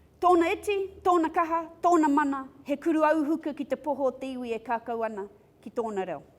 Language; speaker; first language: Māori; non-native, local second language; English